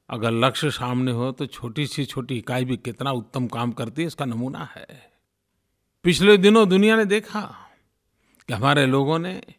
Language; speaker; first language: Hindi; non-native, local second language; Gujarati